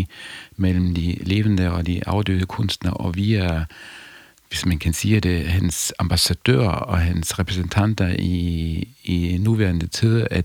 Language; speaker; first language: Danish; non-native, fluent; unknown